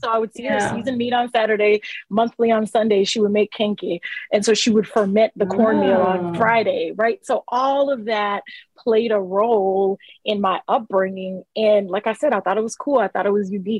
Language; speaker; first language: English; early bilingual, other home language; Akan